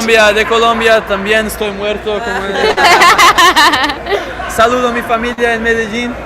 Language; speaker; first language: Spanish; non-native, learner; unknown